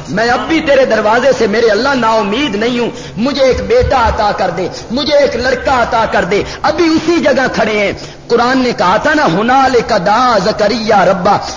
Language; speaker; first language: Urdu; non-native, local second language; Punjabi